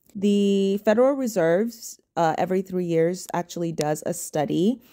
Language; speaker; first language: English; native; English